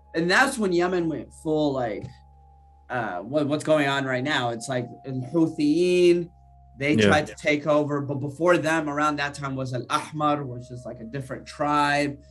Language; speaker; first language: English; early bilingual, other home language; Arabic